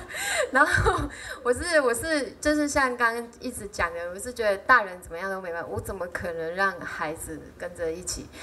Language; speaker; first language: Chinese; native; Chinese